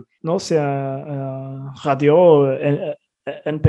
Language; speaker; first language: French; non-native, fluent; English